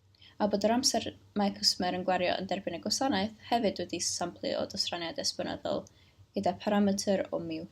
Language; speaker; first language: Welsh; native; Welsh